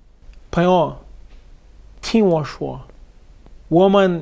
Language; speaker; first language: Chinese; non-native, fluent; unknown